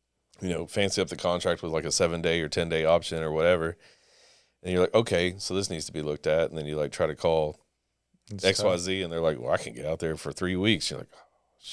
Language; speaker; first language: English; native; English